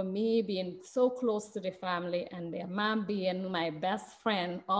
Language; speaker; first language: English; non-native, local second language; Mandingo